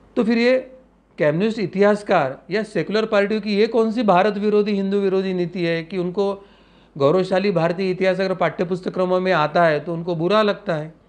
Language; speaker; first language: Hindi; non-native, local second language; Marathi